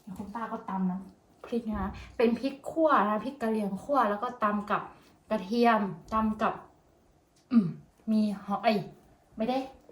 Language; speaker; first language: Thai; non-native, local second language; Karen languages